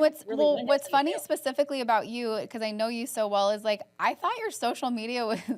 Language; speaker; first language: English; native; English